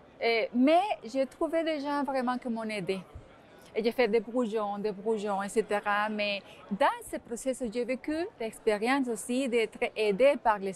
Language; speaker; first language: French; non-native, fluent; Spanish